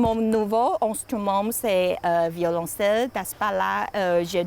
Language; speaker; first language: French; non-native, learner; Chinese